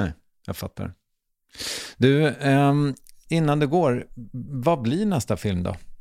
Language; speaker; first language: Swedish; native; Swedish